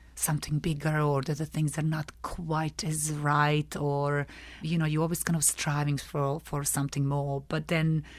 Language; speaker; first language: English; non-native, fluent; Serbian